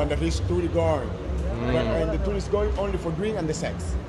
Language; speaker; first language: English; non-native, learner; Spanish